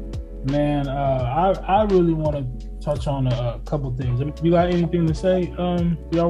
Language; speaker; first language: English; native; English